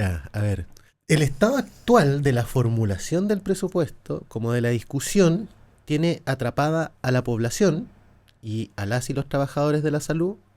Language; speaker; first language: Spanish; native; Spanish